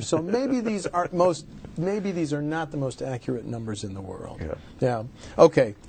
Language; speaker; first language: English; native; English